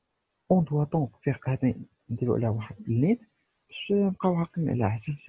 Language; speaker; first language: Arabic; native; Arabic